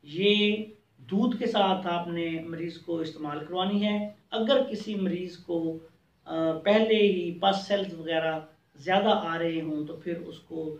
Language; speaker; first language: Urdu; non-native, local second language; Punjabi